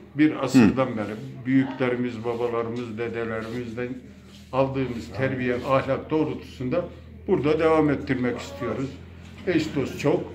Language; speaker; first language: Turkish; native; Turkish